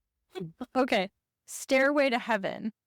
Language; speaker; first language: English; native; English